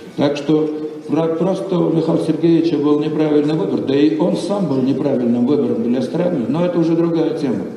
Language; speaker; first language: Russian; non-native, local second language; Armenian